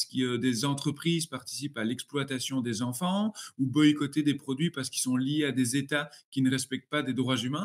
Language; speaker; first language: French; native; French